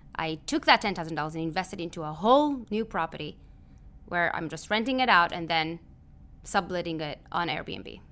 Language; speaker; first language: English; early bilingual, other home language; Hebrew